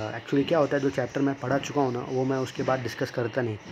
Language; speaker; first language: Hindi; non-native, local second language; Marathi